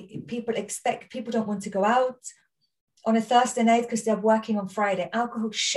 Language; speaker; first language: English; non-native, fluent; German